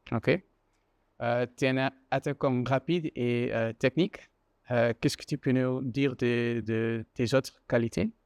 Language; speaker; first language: French; non-native, fluent; Dutch